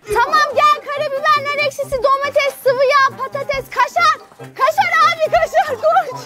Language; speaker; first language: Turkish; native; Turkish